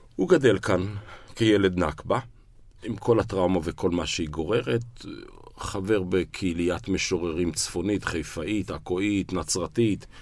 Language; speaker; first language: Hebrew; native; Hebrew